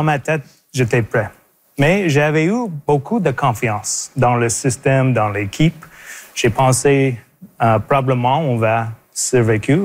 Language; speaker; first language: French; non-native, local second language; English